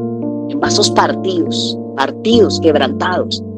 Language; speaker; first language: Spanish; native; Spanish